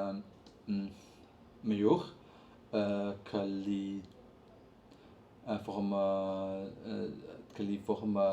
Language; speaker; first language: French; non-native, learner; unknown